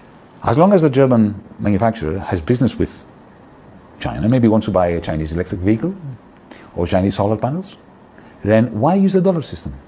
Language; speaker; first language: English; non-native, fluent; Greek